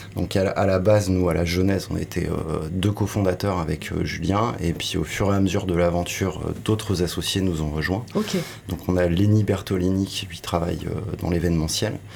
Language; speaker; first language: French; native; French